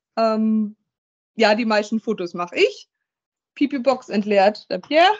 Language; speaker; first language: German; native; German